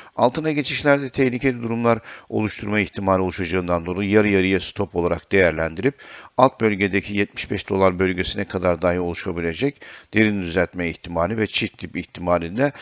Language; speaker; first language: Turkish; native; Turkish